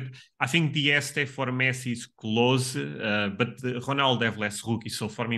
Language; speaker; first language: English; non-native, fluent; Portuguese